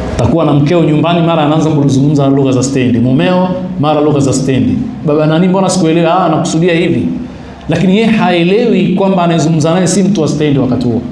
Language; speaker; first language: Swahili; native; Swahili